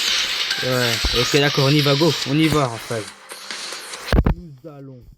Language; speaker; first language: French; native; French